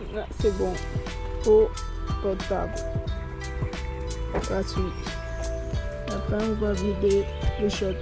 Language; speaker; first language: French; non-native, learner; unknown